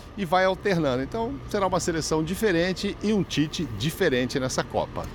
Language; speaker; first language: Portuguese; native; Portuguese